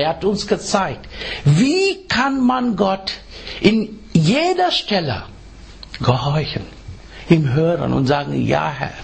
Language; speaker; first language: German; non-native, fluent; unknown